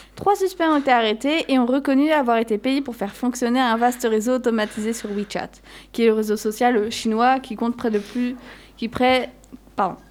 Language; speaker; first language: French; native; French